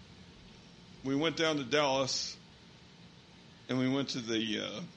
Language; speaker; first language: English; native; English